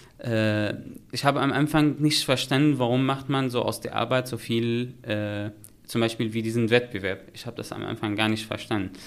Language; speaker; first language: German; non-native, fluent; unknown